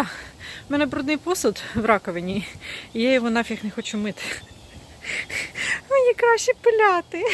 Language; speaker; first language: Ukrainian; non-native, local second language; Russian